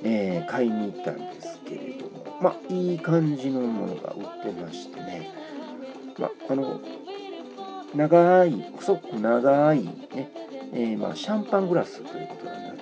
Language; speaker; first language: Japanese; native; Japanese